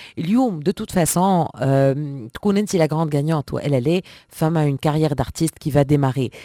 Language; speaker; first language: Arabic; native; Arabic